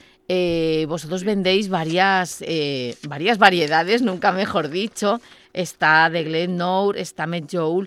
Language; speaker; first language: Spanish; native; Spanish